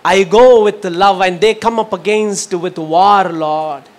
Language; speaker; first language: English; non-native, local second language; Tamil